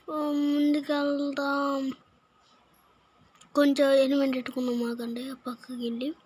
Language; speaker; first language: Telugu; native; Telugu